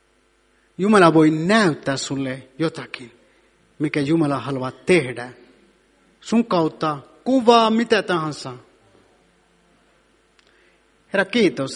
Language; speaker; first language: Finnish; non-native, fluent; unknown